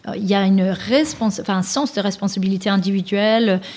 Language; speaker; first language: French; non-native, fluent; Danish